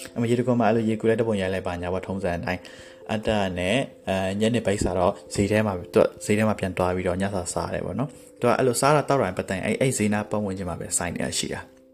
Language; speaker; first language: Burmese; native; Burmese